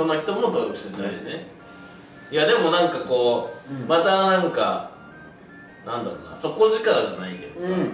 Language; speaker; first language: Japanese; native; Japanese